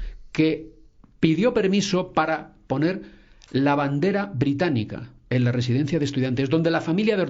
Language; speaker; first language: Spanish; native; Spanish